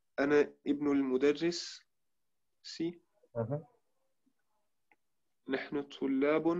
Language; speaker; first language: Arabic; non-native, learner; German